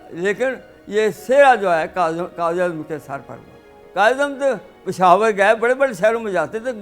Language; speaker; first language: Urdu; non-native, local second language; Punjabi